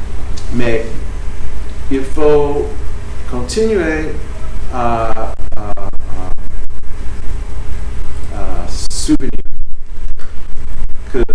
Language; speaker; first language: French; non-native, fluent; English